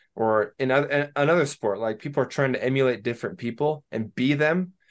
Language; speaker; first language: English; native; English